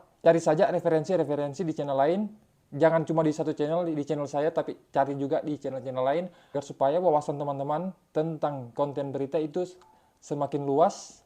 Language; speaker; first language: Indonesian; native; Indonesian